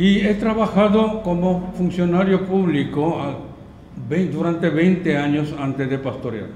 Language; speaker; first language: Spanish; non-native, learner; Korean